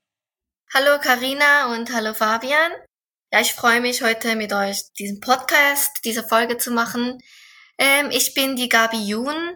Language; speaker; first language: German; non-native, fluent; Korean